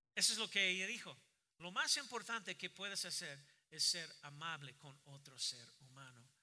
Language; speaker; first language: Spanish; non-native, fluent; English